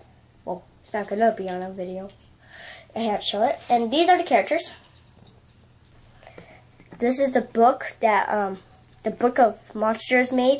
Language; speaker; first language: English; native; English